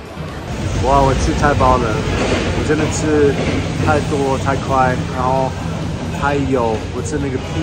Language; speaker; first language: Chinese; non-native, fluent; German